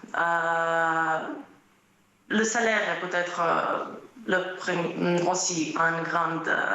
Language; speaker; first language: French; non-native, fluent; Croatian